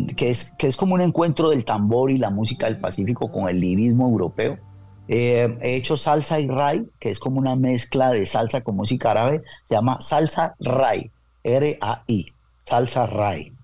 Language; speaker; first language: Spanish; native; Spanish